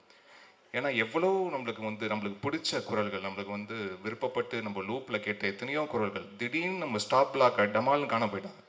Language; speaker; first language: Tamil; native; Tamil